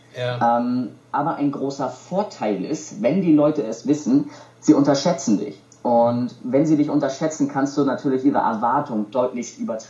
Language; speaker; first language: German; native; German